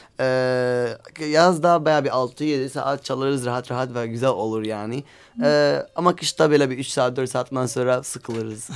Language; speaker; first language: Turkish; non-native, learner; Arabic